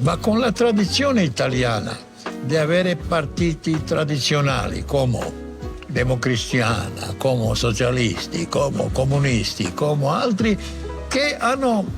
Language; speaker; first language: Italian; non-native, fluent; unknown